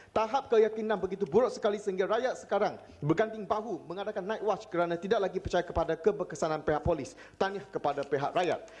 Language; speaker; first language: Malay; non-native, local second language; Chinese